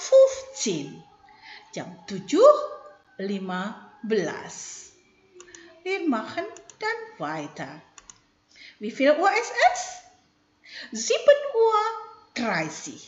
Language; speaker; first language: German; non-native, fluent; Indonesian